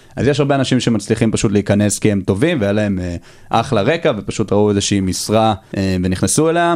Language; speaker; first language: Hebrew; native; Hebrew